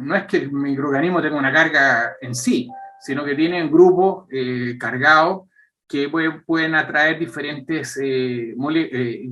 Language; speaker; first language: Spanish; native; Spanish